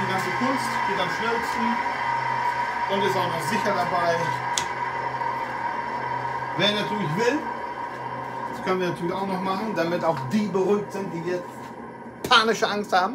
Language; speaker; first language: German; native; German